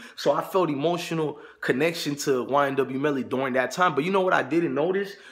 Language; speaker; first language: English; native; English